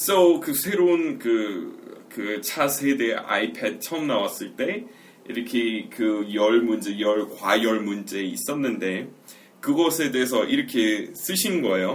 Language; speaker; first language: Korean; non-native, fluent; English